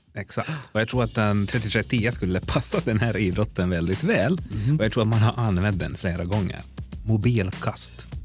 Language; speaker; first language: Swedish; native; Swedish